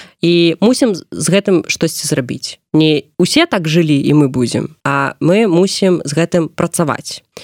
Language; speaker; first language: Belarusian; non-native, local second language; Russian